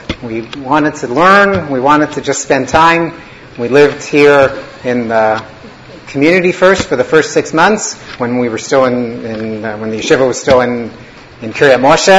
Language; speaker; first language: English; native; English